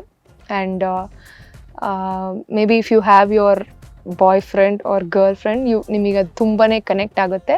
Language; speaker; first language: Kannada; early bilingual, heritage; Kannada